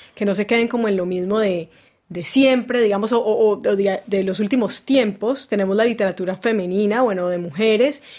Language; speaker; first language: Spanish; native; Spanish